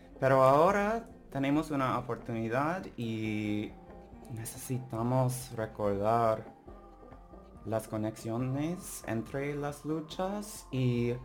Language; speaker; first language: Spanish; non-native, learner; English